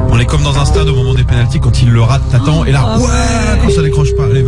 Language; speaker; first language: French; native; French